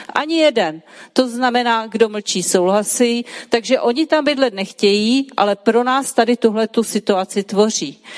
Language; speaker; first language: Czech; native; Czech